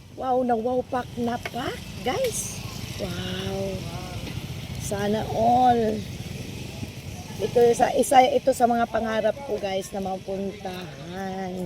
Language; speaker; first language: Filipino; non-native, local second language; Cebuano